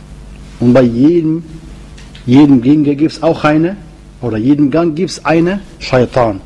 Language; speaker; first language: German; non-native, learner; Arabic